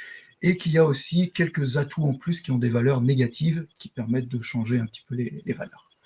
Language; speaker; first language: French; native; French